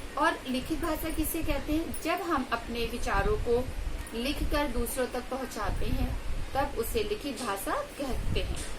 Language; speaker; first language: Hindi; native; Hindi